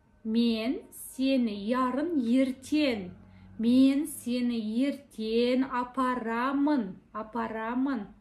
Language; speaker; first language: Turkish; non-native, fluent; Kazakh